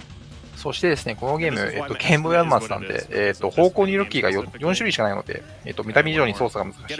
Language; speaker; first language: Japanese; native; Japanese